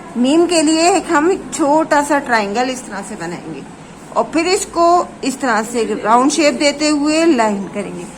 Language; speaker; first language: Hindi; native; Hindi